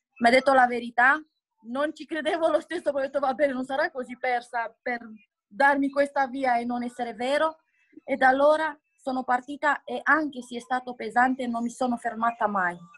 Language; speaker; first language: Italian; non-native, fluent; Romanian